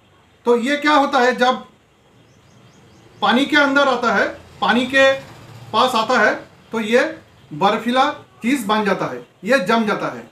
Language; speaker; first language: Hindi; non-native, local second language; Bangla